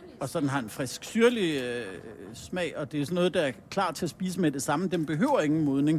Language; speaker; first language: Danish; native; Danish